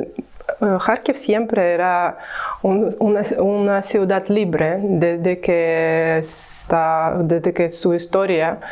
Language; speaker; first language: Spanish; non-native, learner; Ukrainian